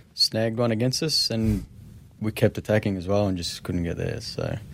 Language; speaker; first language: English; native; English